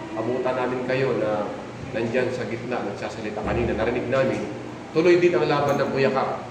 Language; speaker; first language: Filipino; native; Filipino